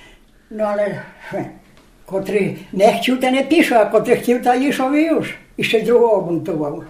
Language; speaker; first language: Polish; non-native, local second language; Rusyn